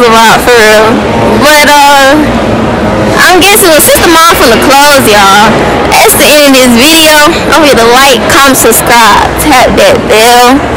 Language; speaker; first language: English; native; English